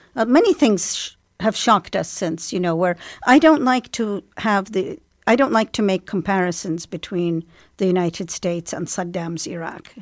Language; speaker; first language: English; non-native, fluent; Arabic